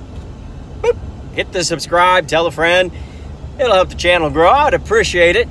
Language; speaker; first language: English; native; English